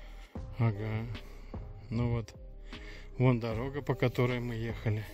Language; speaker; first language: Russian; native; Russian